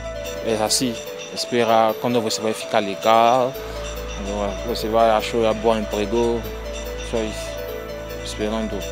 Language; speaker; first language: Portuguese; non-native, learner; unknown